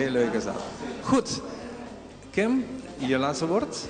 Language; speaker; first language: Dutch; non-native, local second language; Papiamento